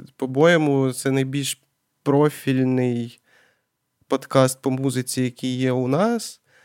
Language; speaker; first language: Ukrainian; non-native, local second language; Russian